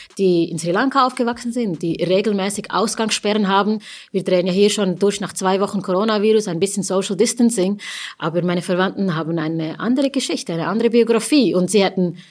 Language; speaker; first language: German; early bilingual, other home language; Tamil